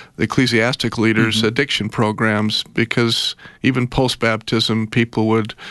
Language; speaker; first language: English; native; English